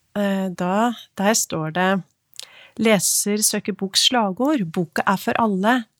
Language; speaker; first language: Norwegian; native; Norwegian